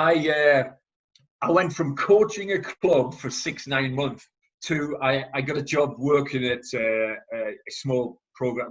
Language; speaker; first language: English; native; English